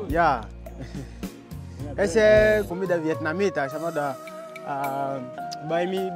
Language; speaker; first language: Vietnamese; non-native, learner; Portuguese